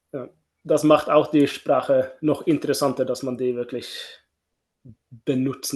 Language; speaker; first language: German; non-native, fluent; Norwegian